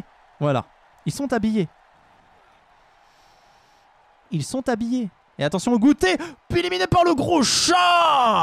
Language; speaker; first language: French; native; French